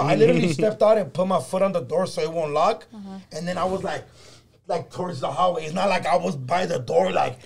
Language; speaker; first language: English; early bilingual, other home language; Spanish